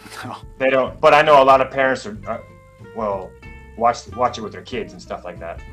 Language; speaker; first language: English; native; English